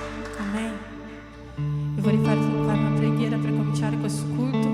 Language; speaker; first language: Italian; non-native, fluent; Portuguese